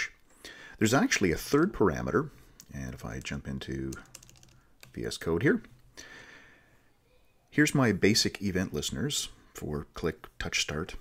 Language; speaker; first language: English; native; English